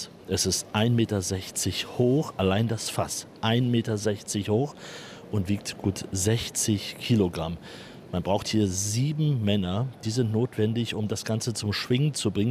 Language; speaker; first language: German; native; German